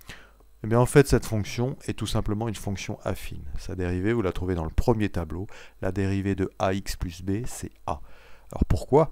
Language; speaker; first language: French; native; French